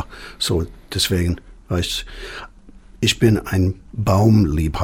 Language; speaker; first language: German; non-native, fluent; English